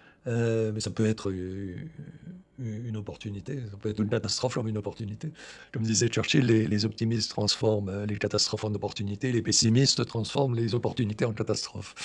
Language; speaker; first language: French; native; French